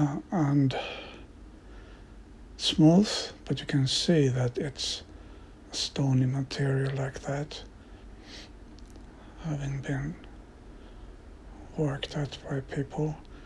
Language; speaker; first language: English; non-native, fluent; Swedish